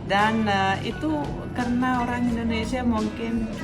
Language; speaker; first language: Indonesian; non-native, fluent; Russian